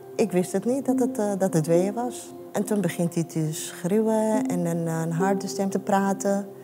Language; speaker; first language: Dutch; non-native, fluent; Arabic